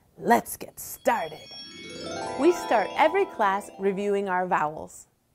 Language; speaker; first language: English; early bilingual, other home language; Spanish